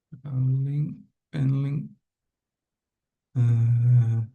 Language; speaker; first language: Thai; non-native, learner; English